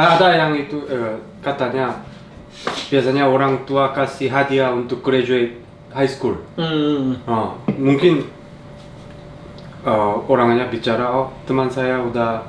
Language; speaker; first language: Indonesian; non-native, learner; Korean